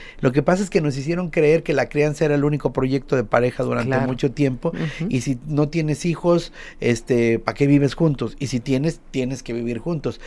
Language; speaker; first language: Spanish; native; Spanish